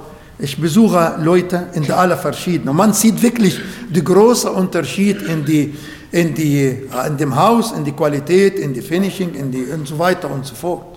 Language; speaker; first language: German; non-native, learner; Arabic